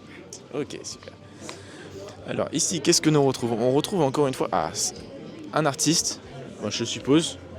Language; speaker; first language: French; native; French